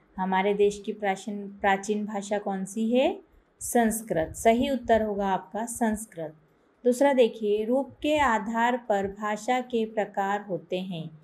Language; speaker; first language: Hindi; native; Hindi